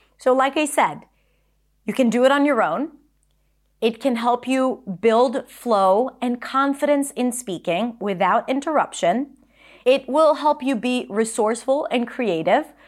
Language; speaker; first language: English; non-native, fluent; Hebrew